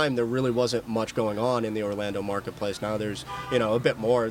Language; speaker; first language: English; native; English